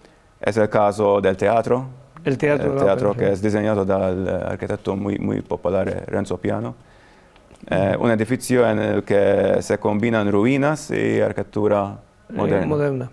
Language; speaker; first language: Spanish; non-native, fluent; Maltese